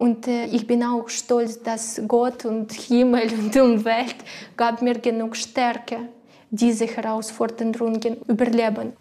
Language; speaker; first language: German; non-native, learner; Ukrainian